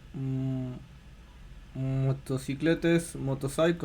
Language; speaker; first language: English; non-native, learner; Spanish